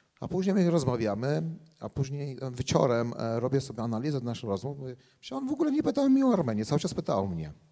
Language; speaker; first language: Polish; non-native, fluent; Armenian